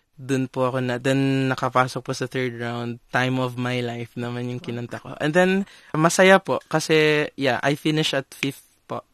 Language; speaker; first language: Filipino; non-native, local second language; Cebuano